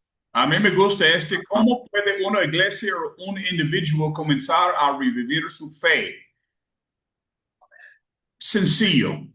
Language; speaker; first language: Spanish; non-native, learner; English